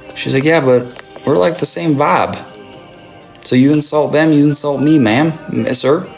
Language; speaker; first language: English; native; English